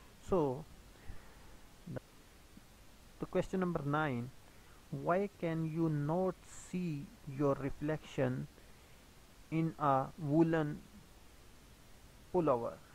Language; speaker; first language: English; non-native, local second language; Urdu